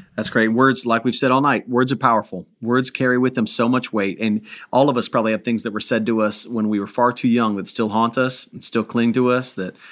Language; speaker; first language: English; native; English